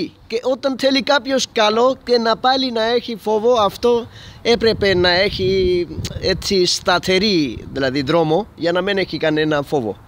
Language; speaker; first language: Greek; non-native, fluent; Urdu